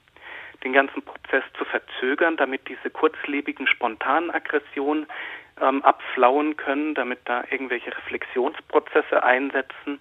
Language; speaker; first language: German; native; German